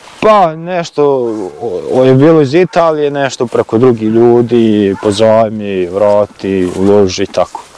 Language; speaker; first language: Croatian; native; Croatian